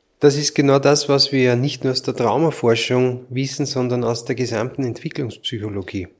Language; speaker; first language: German; native; German